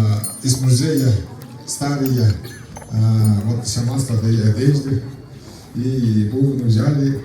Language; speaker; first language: Russian; non-native, local second language; Tuvinian